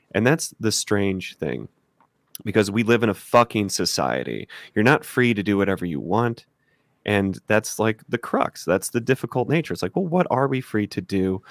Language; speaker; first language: English; native; English